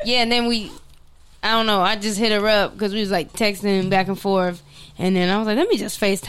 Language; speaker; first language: English; native; English